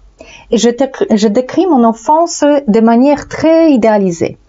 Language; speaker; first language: French; non-native, fluent; Polish